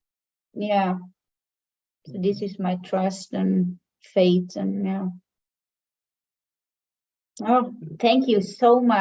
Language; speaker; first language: English; non-native, fluent; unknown